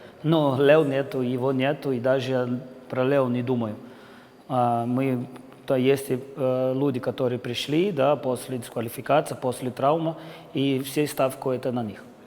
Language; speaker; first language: Russian; non-native, fluent; Portuguese